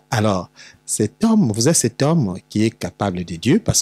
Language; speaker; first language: French; non-native, local second language; Lingala